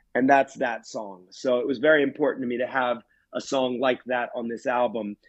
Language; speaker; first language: English; native; English